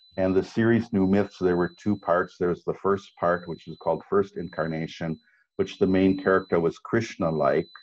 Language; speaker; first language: English; native; English